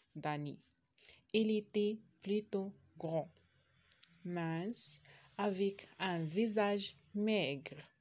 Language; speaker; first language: French; non-native, local second language; Arabic